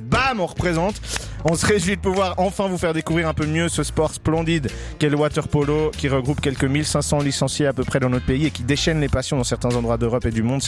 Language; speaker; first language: French; native; French